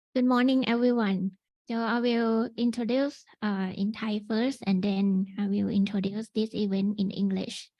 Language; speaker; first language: English; non-native, fluent; Thai